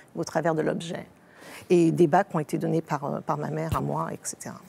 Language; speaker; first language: French; native; French